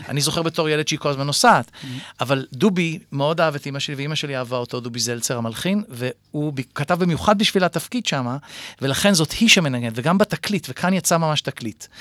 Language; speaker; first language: Hebrew; native; Hebrew